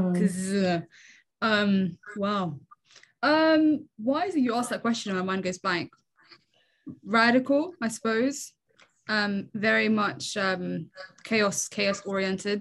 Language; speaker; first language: English; native; English